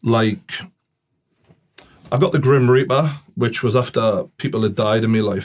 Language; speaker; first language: English; native; English